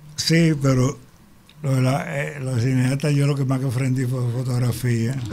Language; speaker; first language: Spanish; native; Spanish